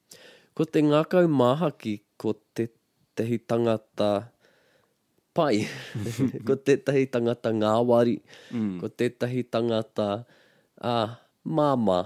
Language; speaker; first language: Māori; non-native, fluent; English